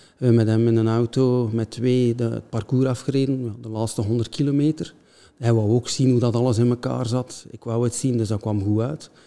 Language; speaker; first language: Dutch; native; Dutch